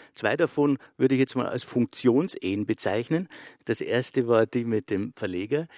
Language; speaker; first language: German; native; German